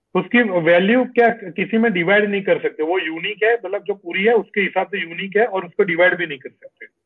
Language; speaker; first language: Hindi; non-native, local second language; Gujarati